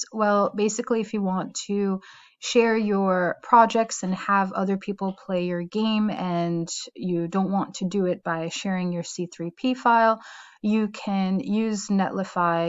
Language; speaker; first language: English; native; English